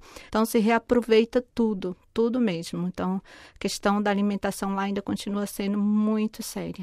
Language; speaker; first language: Portuguese; native; Portuguese